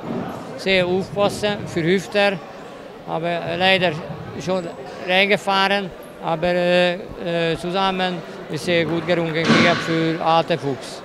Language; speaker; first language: German; non-native, learner; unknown